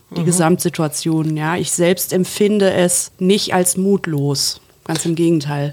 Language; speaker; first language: German; native; German